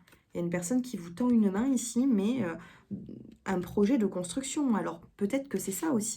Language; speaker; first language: French; native; French